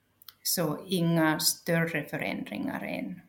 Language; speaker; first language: Swedish; non-native, local second language; Finnish